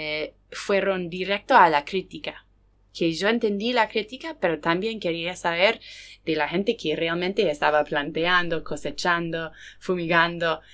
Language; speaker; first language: Spanish; non-native, fluent; English